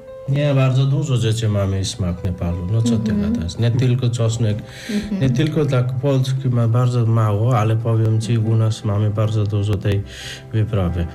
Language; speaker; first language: Polish; non-native, learner; Nepali